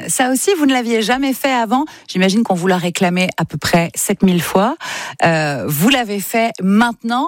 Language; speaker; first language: French; native; French